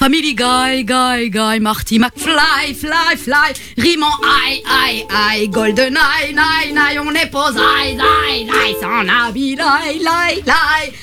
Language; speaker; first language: French; native; French